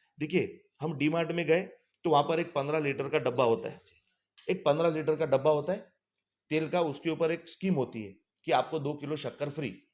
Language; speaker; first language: Hindi; non-native, local second language; Gujarati